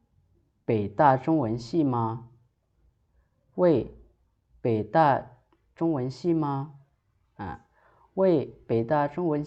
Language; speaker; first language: Chinese; non-native, fluent; Lao